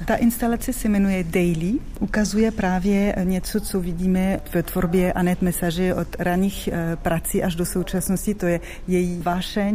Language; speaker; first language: Czech; non-native, fluent; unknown